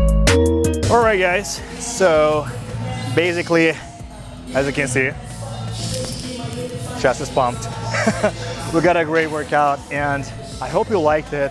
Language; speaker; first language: English; non-native, fluent; Portuguese